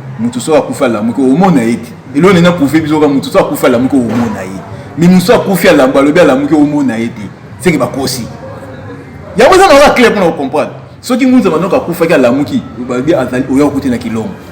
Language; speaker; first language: Lingala; non-native, local second language; Kongo